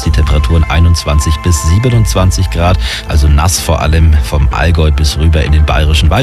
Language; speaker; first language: German; native; German